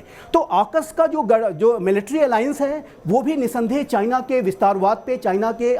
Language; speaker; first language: Hindi; native; Hindi